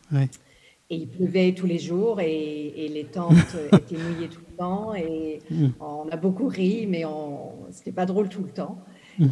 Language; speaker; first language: French; early bilingual, other home language; English